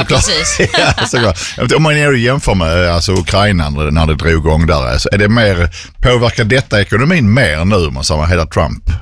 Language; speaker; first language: Swedish; native; Swedish